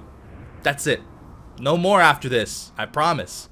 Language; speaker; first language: English; native; English